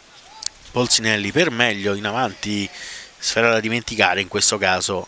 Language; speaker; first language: Italian; native; Italian